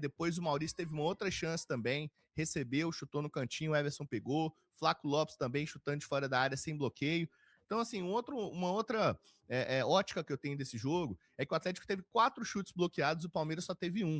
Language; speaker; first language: Portuguese; native; Portuguese